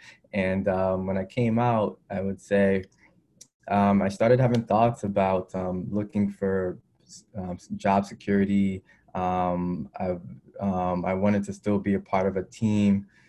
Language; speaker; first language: English; native; English